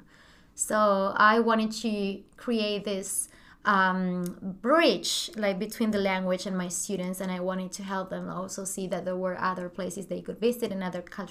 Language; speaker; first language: English; non-native, fluent; Spanish